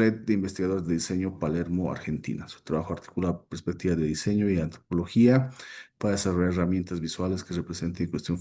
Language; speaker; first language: Spanish; native; Spanish